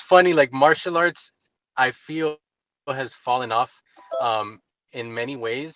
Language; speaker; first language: English; native; English